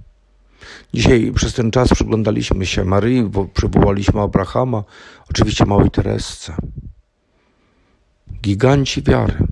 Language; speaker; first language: Polish; native; Polish